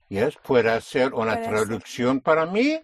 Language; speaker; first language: Spanish; non-native, fluent; English